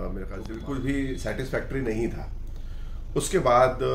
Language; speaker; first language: Hindi; non-native, local second language; Urdu